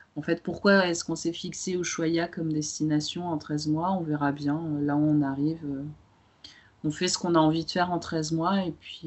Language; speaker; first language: French; early bilingual, other home language; Romanian